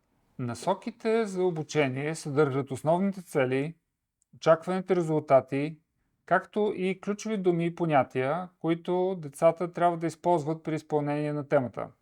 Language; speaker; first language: Bulgarian; native; Bulgarian